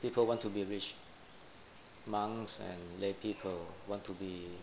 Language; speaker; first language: English; non-native, fluent; Thai